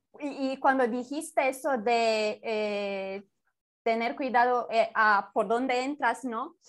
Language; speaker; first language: Spanish; native; Spanish